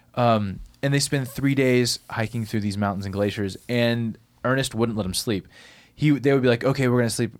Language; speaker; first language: English; native; English